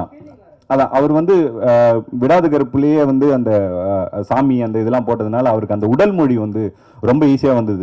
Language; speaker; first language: Tamil; native; Tamil